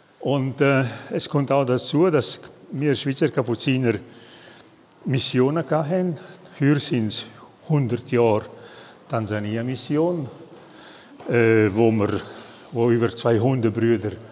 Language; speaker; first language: German; non-native, local second language; Italian